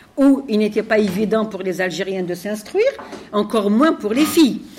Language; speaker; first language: French; non-native, local second language; Arabic